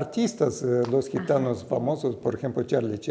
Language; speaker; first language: Spanish; non-native, fluent; Russian